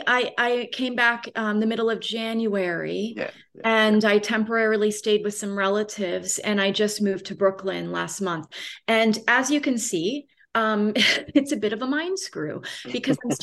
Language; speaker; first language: English; native; English